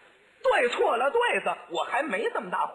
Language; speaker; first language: Chinese; native; Chinese